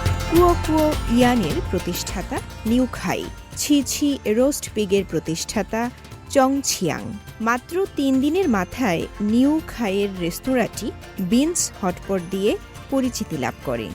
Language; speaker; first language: Bangla; native; Bangla